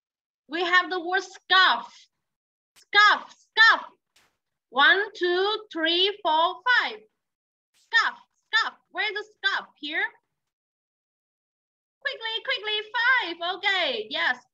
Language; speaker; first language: English; non-native, learner; Vietnamese